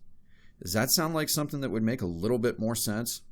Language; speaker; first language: English; native; English